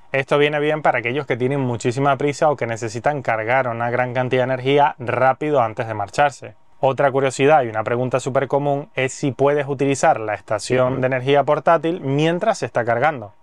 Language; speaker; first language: Spanish; native; Spanish